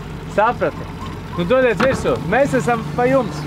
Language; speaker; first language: Latvian; native; Latvian